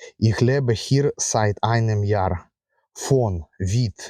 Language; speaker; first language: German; non-native, fluent; Ukrainian